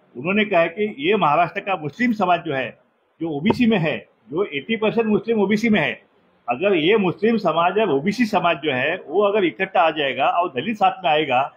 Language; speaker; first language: Hindi; non-native, local second language; Marathi